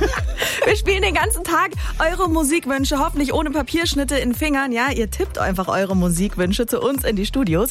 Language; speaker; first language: German; native; German